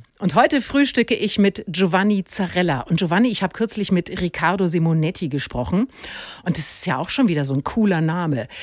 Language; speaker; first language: German; native; German